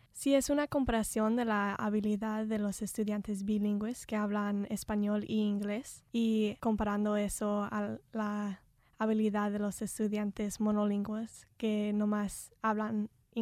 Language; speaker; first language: Spanish; early bilingual, heritage; Spanish